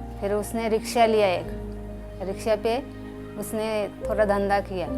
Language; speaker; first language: Hindi; non-native, local second language; Marathi